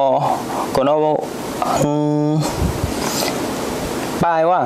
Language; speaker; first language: Japanese; non-native, learner; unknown